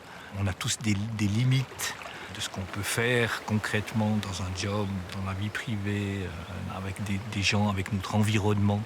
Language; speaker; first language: French; native; French